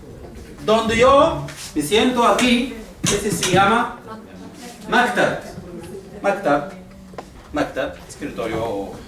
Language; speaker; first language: Spanish; non-native, fluent; Arabic